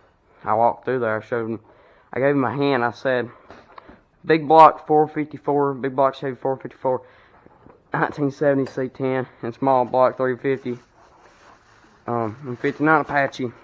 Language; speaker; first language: English; native; English